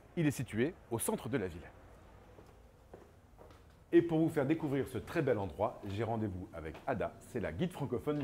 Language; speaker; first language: French; native; French